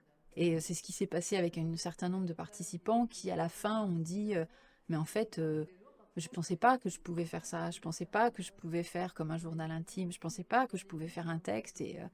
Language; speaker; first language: French; native; French